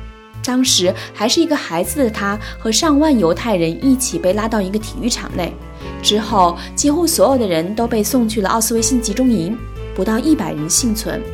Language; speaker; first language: Chinese; native; Chinese